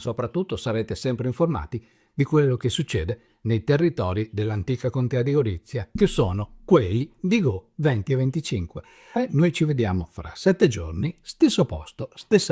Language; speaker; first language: Italian; native; Italian